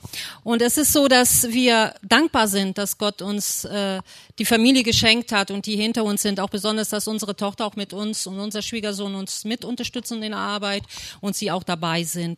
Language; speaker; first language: German; early bilingual, other home language; Portuguese